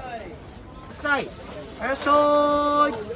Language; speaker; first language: Japanese; native; Japanese